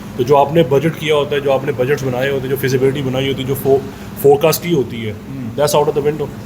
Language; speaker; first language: Urdu; native; Urdu